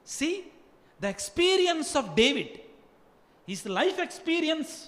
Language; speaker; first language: English; non-native, local second language; Telugu